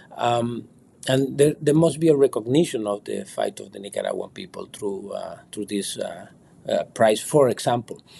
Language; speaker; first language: English; non-native, fluent; Spanish